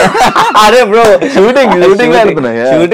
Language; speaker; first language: Telugu; non-native, local second language; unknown